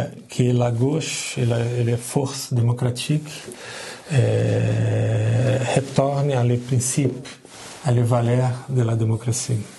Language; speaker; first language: French; non-native, learner; Portuguese